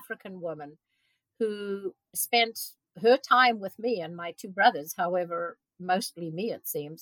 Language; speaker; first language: English; native; English